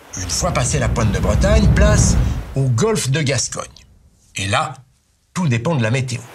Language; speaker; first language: French; native; French